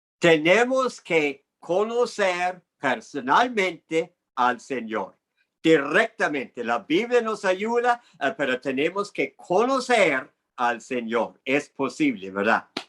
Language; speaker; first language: Spanish; non-native, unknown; English